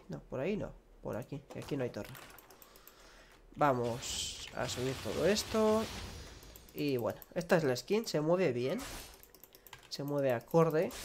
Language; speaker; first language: Spanish; native; Spanish